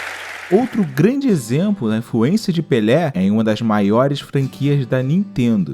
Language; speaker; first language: Portuguese; native; Portuguese